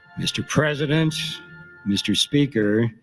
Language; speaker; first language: English; native; English